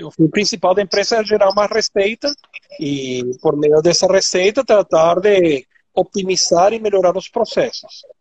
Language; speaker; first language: Portuguese; non-native, fluent; Spanish